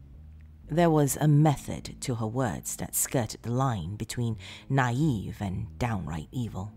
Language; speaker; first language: English; native; English